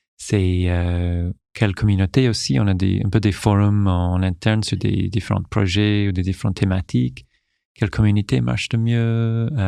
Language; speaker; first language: French; non-native, local second language; English